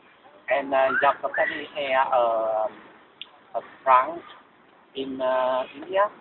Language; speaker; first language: English; non-native, learner; Vietnamese